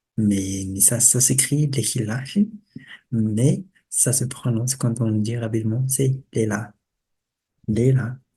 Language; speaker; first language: French; non-native, local second language; Malagasy